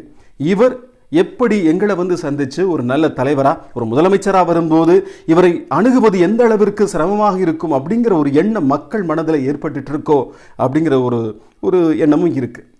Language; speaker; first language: Tamil; native; Tamil